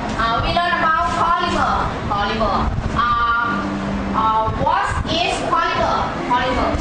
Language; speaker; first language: English; non-native, learner; Thai